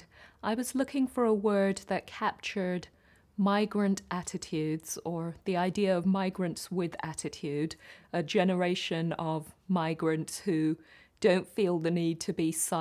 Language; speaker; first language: English; non-native, local second language; Gujarati